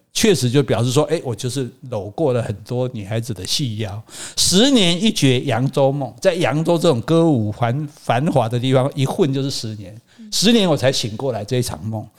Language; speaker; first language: Chinese; native; Chinese